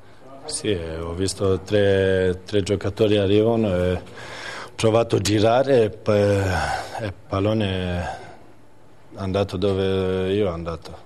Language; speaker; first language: Italian; non-native, fluent; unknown